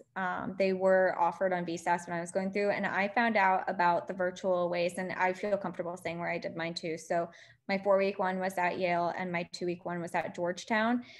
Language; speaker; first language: English; native; English